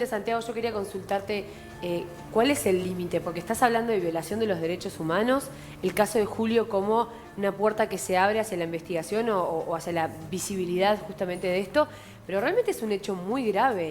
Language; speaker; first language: Spanish; native; Spanish